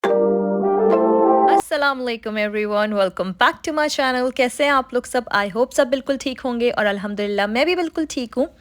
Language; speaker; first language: Hindi; native; Hindi